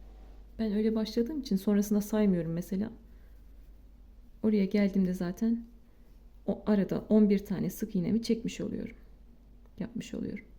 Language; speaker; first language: Turkish; native; Turkish